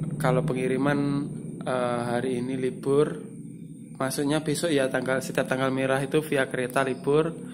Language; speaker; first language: Indonesian; non-native, local second language; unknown